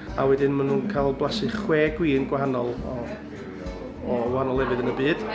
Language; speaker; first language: Welsh; native; Welsh